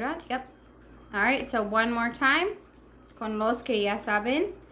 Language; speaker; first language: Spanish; non-native, learner; English